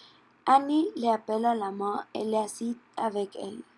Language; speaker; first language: French; non-native, learner; Spanish